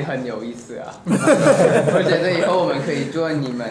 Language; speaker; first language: Chinese; early bilingual, heritage; English